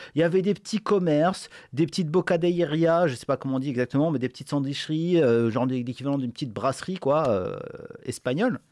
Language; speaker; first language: French; native; French